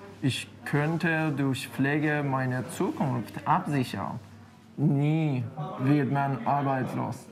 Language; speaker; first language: German; non-native, learner; Persian